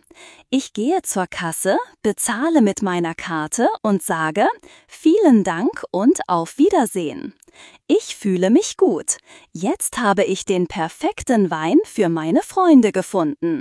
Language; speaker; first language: German; non-native, fluent; Turkish